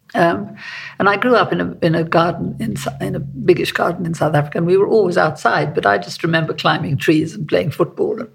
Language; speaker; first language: English; native; English